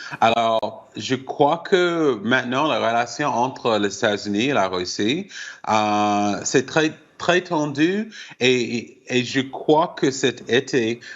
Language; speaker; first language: French; non-native, fluent; English